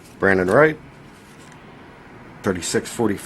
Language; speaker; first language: English; native; English